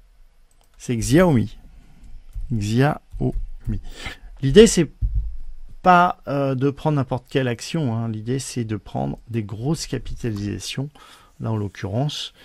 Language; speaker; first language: French; native; French